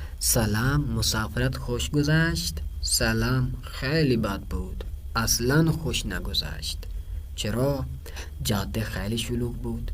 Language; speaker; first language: Persian; non-native, fluent; Urdu